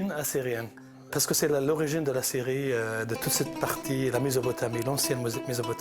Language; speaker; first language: French; non-native, fluent; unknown